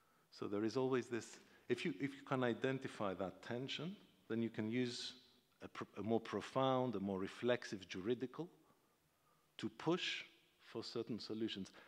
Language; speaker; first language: English; non-native, fluent; Greek